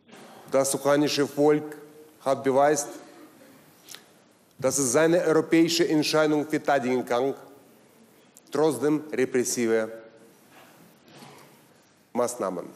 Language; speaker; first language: German; non-native, learner; Russian